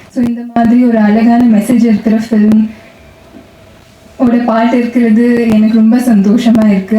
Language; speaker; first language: Tamil; non-native, learner; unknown